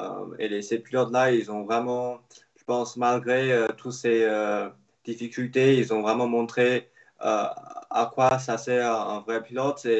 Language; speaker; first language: French; non-native, fluent; Chinese